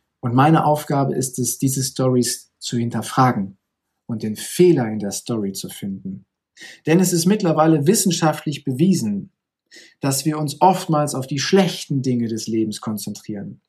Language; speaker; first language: German; native; German